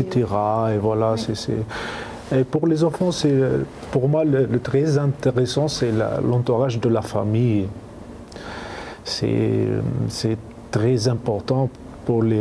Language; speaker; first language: French; non-native, learner; Arabic